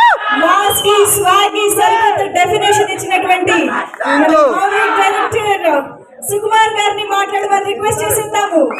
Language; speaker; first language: Telugu; native; Telugu